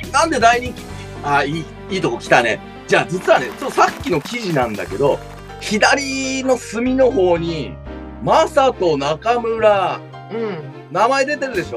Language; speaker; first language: Japanese; native; Japanese